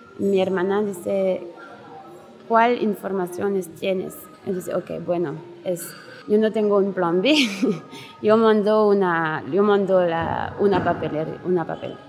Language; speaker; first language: Spanish; non-native, learner; French